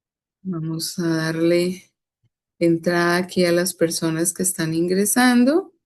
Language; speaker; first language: Spanish; native; Spanish